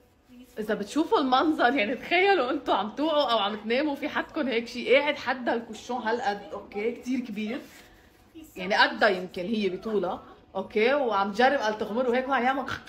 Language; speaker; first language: Arabic; native; Arabic